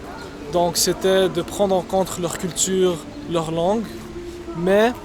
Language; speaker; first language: French; non-native, local second language; Arabic